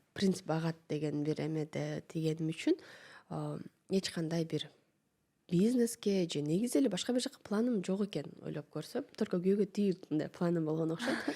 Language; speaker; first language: Kyrgyz; native; Kyrgyz